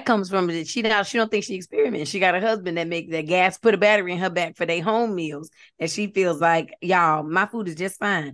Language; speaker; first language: English; native; English